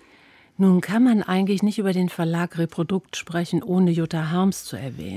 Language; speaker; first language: German; native; German